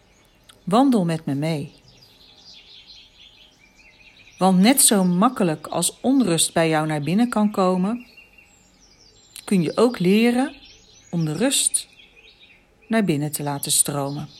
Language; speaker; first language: Dutch; native; Dutch